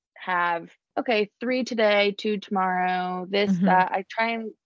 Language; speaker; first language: English; native; English